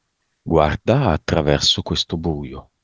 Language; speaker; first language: Italian; native; Italian